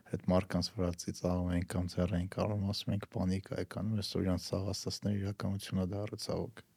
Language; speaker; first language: Armenian; native; Armenian